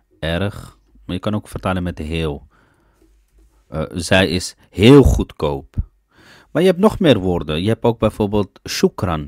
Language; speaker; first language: Dutch; early bilingual, other home language; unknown